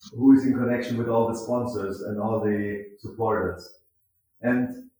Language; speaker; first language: English; non-native, fluent; German